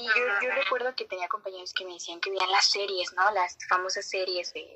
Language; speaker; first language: Spanish; native; Spanish